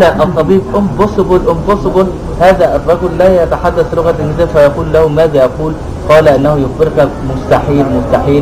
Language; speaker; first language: Arabic; native; Arabic